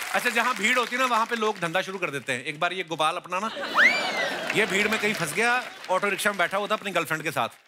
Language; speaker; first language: Hindi; native; Hindi